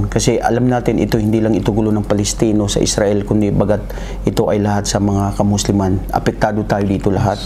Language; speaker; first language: Filipino; non-native, local second language; Maranao